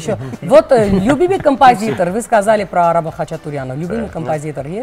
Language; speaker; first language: Russian; non-native, local second language; Armenian